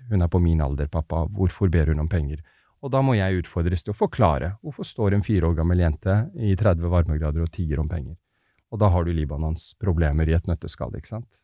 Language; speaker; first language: Norwegian; early bilingual, other home language; Persian